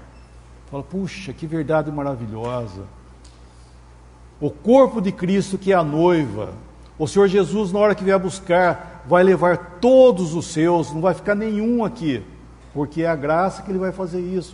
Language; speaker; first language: Portuguese; native; Portuguese